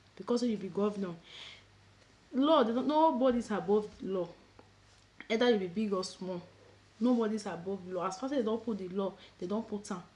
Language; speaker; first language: Nigerian Pidgin; native; Nigerian Pidgin